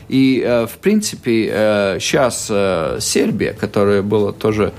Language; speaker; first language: Russian; non-native, local second language; Latvian